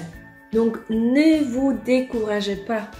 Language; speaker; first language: French; non-native, fluent; Polish